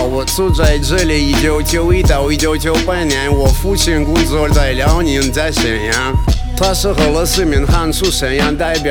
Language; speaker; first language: Chinese; non-native, learner; Russian